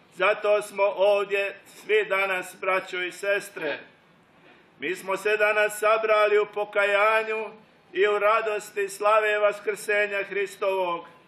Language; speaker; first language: Serbian; native; Serbian